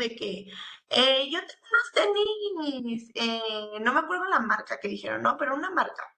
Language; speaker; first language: Spanish; native; Spanish